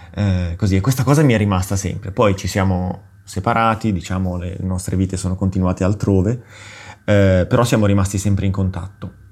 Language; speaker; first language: Italian; native; Italian